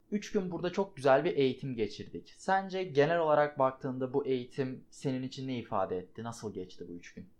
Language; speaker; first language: Turkish; native; Turkish